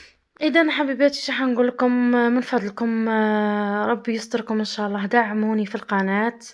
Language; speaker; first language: Arabic; native; Arabic